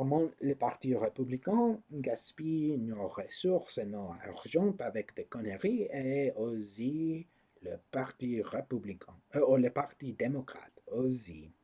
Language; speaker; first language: French; non-native, learner; English